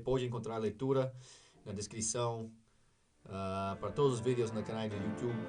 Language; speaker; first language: Portuguese; non-native, learner; English